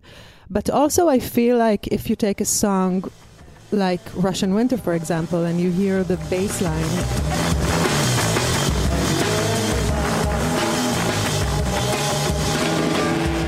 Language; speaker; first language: English; non-native, fluent; Hebrew